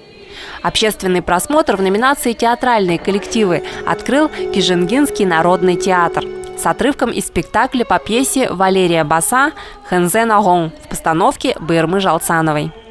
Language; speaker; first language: Russian; native; Russian